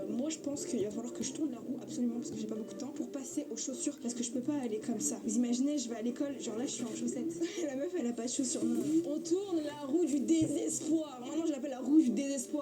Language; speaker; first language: French; native; French